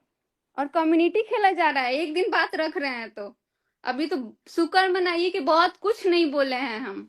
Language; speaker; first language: Hindi; native; Hindi